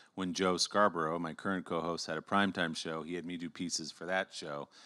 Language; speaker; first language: English; native; English